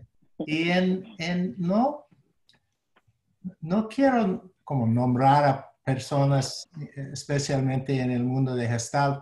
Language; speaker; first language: Spanish; non-native, fluent; English